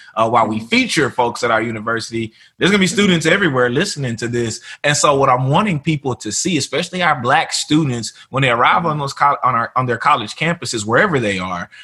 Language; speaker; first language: English; native; English